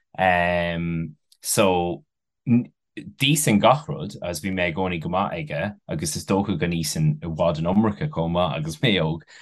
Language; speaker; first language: Irish; non-native, local second language; English